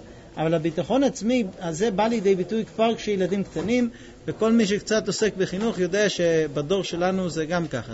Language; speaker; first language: Hebrew; native; Hebrew